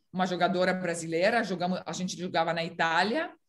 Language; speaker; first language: Portuguese; non-native, fluent; Romanian